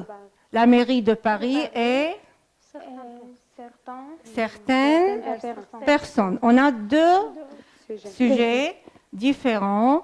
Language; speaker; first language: French; non-native, fluent; Arabic